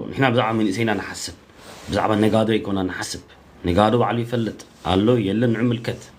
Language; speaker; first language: Tigrinya; early bilingual, heritage; Tigrinya